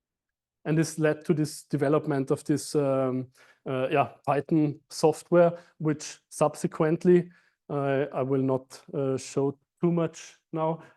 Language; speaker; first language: English; non-native, fluent; German